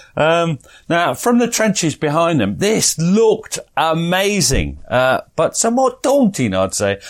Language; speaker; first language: English; native; English